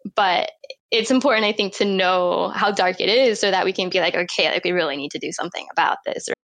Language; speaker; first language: English; native; English